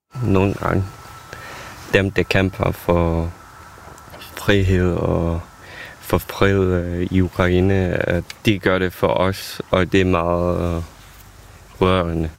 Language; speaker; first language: Danish; non-native, fluent; Ukrainian